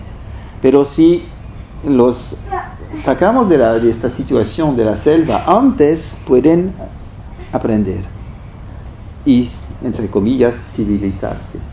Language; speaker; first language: Spanish; non-native, fluent; French